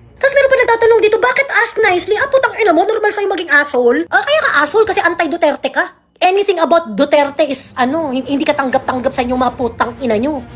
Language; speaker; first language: Filipino; native; Filipino